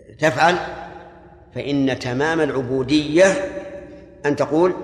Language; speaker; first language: Arabic; native; Arabic